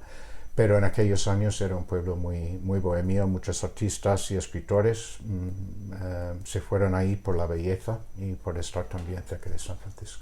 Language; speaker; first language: Spanish; non-native, fluent; English